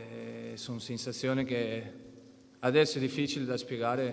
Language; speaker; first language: Italian; non-native, fluent; Portuguese